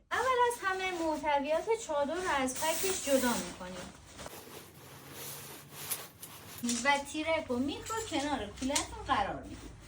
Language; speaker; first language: Persian; native; Persian